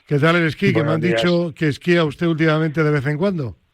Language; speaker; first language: Spanish; native; Spanish